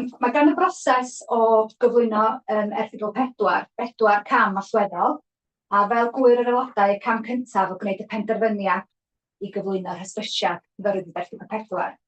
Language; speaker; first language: Welsh; native; Welsh